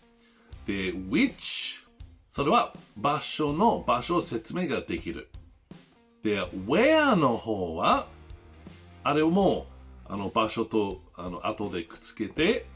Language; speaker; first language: Japanese; non-native, learner; English